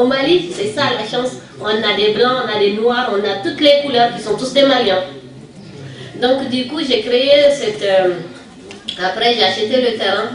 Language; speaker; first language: French; non-native, local second language; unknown